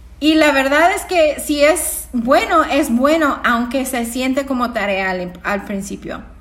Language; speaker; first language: Spanish; non-native, fluent; English